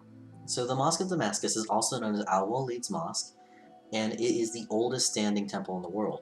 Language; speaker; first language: English; native; English